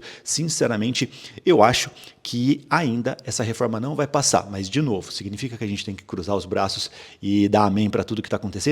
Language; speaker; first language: Portuguese; native; Portuguese